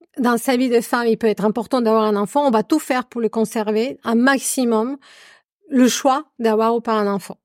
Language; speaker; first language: French; non-native, fluent; Spanish